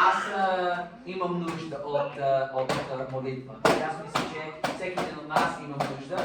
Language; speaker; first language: Bulgarian; non-native, fluent; English